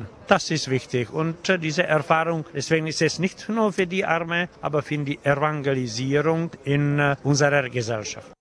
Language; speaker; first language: German; non-native, fluent; Czech